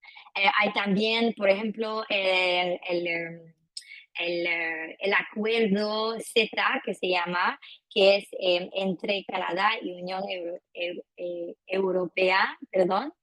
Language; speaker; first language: Spanish; non-native, fluent; French